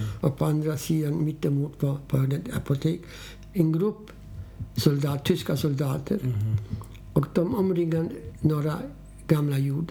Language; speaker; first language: Swedish; non-native, fluent; Polish